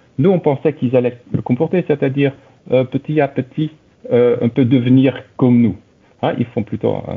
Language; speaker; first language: French; non-native, fluent; Dutch